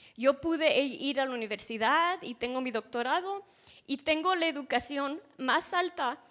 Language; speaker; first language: Spanish; early bilingual, heritage; Spanish